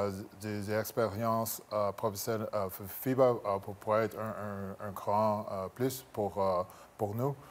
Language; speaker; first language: French; non-native, local second language; English